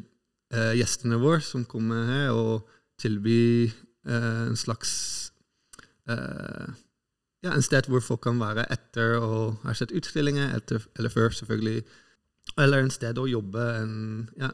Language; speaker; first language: Norwegian; non-native, fluent; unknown